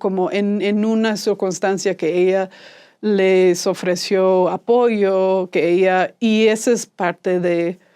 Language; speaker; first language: Spanish; non-native, fluent; English